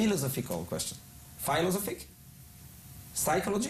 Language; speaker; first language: English; non-native, learner; French